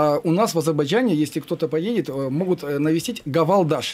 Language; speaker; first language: Russian; non-native, fluent; Azerbaijani